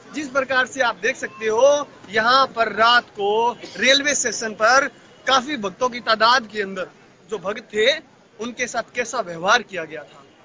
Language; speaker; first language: Hindi; native; Hindi